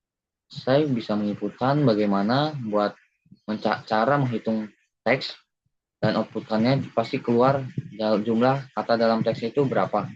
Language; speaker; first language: Indonesian; native; Indonesian